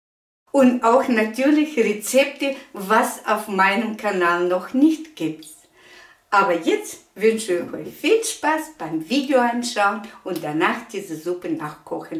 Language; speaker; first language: German; non-native, fluent; Russian